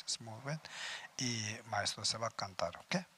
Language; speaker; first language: Spanish; non-native, learner; Tibetan